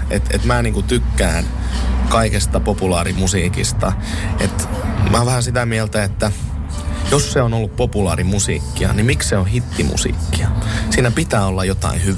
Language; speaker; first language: Finnish; native; Finnish